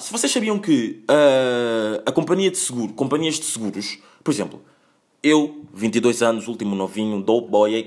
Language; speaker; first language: Portuguese; native; Portuguese